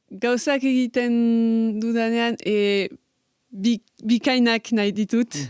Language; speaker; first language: Basque; non-native, local second language; French